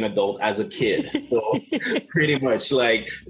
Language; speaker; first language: English; non-native, fluent; Haitian Creole